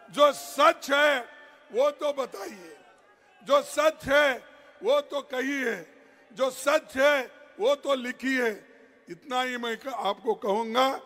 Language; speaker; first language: Hindi; non-native, local second language; Kannada